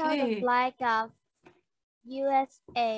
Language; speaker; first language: English; non-native, learner; Vietnamese